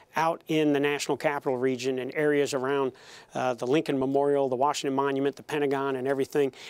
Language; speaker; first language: English; native; English